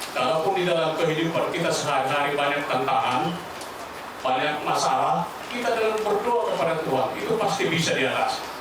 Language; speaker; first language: Indonesian; non-native, local second language; Batak Toba